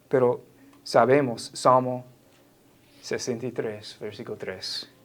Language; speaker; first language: Spanish; non-native, fluent; English